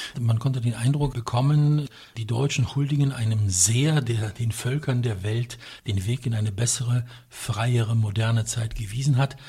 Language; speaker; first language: German; non-native, fluent; Polish